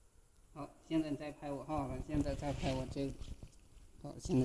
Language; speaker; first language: Chinese; native; Chinese